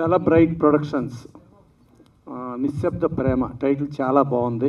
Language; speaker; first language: Telugu; native; Telugu